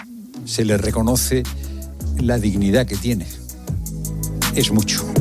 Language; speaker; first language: Spanish; native; Spanish